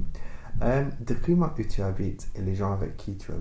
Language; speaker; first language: French; non-native, fluent; English